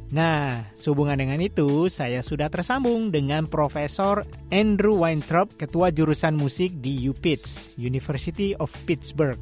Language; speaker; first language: Indonesian; native; Indonesian